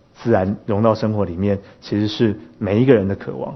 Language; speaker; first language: Chinese; native; Chinese